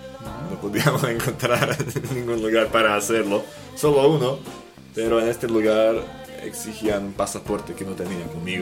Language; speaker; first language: Spanish; non-native, fluent; Slovak